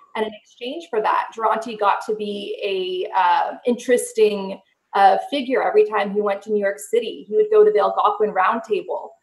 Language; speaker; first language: English; native; English